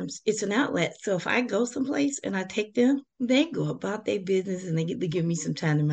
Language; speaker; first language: English; native; English